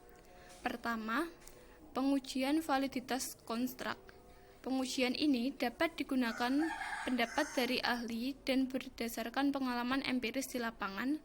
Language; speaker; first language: Indonesian; native; Indonesian